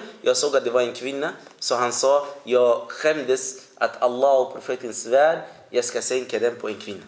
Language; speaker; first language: Swedish; early bilingual, other home language; Arabic